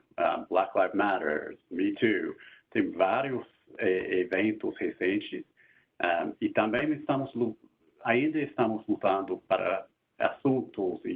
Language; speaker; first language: Portuguese; non-native, fluent; English